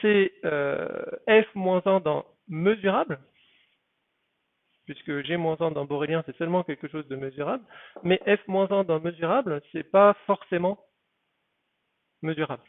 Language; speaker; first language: French; native; French